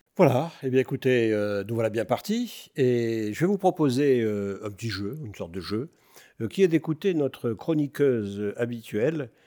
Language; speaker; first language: French; native; French